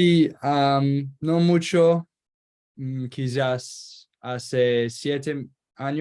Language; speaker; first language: Spanish; non-native, learner; Kurdish